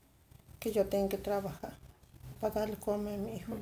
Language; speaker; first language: Spanish; non-native, local second language; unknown